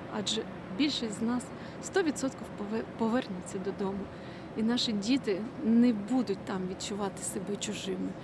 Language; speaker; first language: Ukrainian; non-native, local second language; Russian